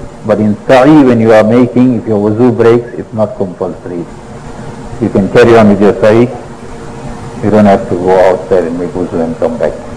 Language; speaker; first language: English; native; English